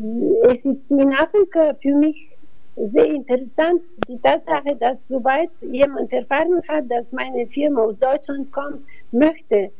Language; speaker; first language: German; non-native, fluent; Bulgarian